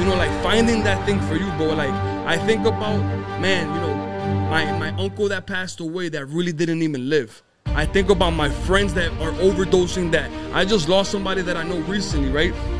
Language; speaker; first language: English; early bilingual, other home language; Spanish